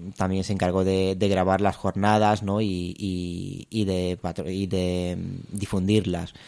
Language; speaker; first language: Spanish; non-native, fluent; Romanian